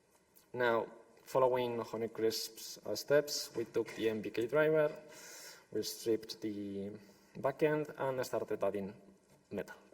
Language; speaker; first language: English; non-native, fluent; Spanish